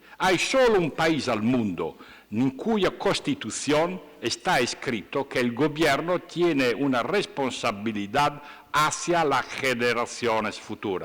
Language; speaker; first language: Spanish; non-native, learner; Italian